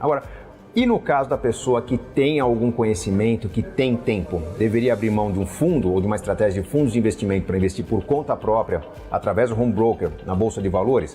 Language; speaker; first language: Portuguese; native; Portuguese